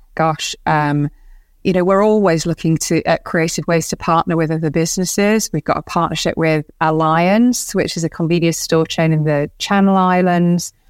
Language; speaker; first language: English; native; English